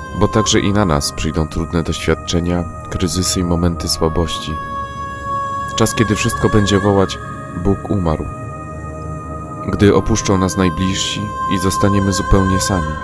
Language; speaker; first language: Polish; native; Polish